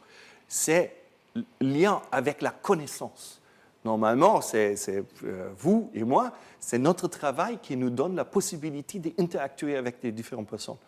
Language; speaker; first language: French; non-native, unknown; German